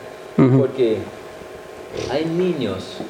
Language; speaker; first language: Spanish; non-native, fluent; English